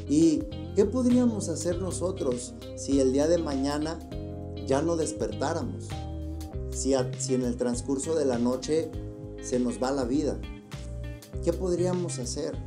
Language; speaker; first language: Spanish; native; Spanish